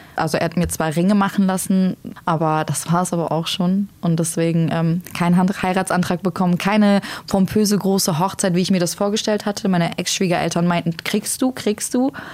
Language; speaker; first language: German; early bilingual, other home language; Turkish